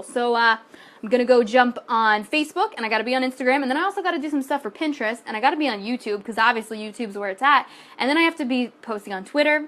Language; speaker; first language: English; native; English